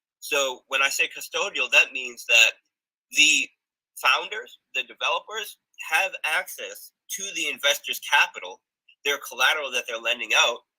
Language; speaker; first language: English; native; English